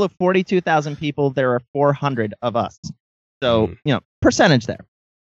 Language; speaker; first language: English; native; English